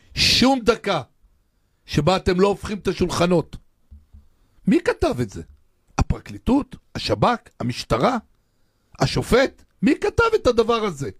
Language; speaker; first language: Hebrew; native; Hebrew